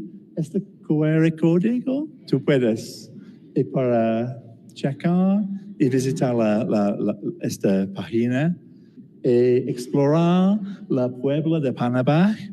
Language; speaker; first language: Spanish; non-native, learner; English